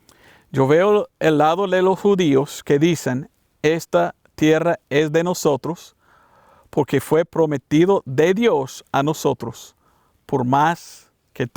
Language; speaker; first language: Spanish; non-native, learner; English